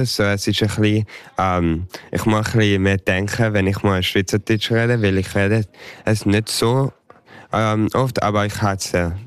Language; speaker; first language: German; early bilingual, heritage; English